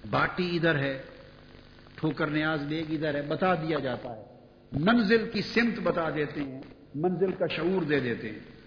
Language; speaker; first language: Urdu; non-native, local second language; Punjabi